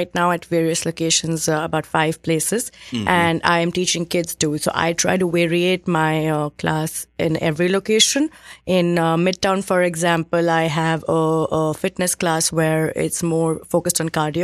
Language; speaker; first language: English; non-native, local second language; Hindi